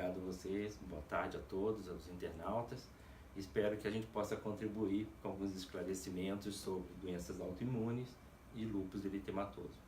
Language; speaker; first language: Portuguese; native; Portuguese